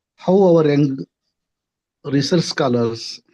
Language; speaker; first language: English; non-native, local second language; Marathi